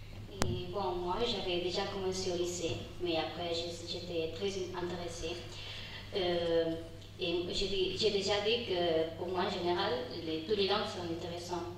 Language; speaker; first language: French; non-native, learner; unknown